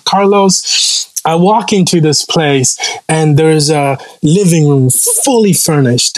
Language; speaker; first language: English; non-native, local second language; Kinyarwanda